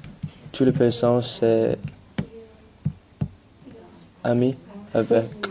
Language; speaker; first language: French; non-native, learner; English